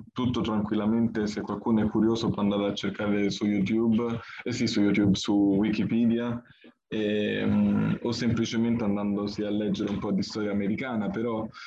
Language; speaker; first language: Italian; early bilingual, other home language; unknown